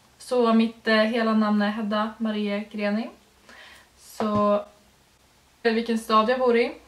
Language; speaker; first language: Swedish; early bilingual, other home language; Norwegian